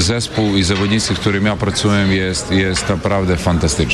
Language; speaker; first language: Polish; non-native, fluent; Serbian